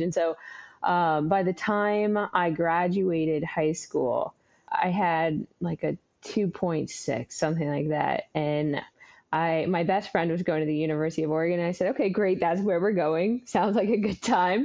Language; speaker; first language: English; native; English